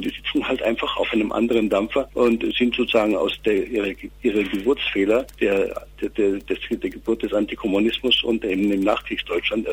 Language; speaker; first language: German; native; German